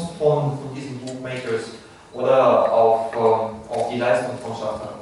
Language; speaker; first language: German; non-native, fluent; Russian